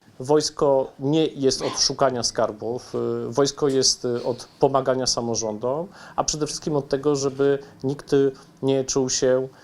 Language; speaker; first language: Polish; native; Polish